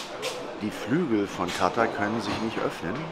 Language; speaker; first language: German; native; German